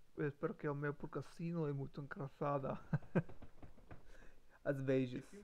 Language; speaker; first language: Portuguese; non-native, learner; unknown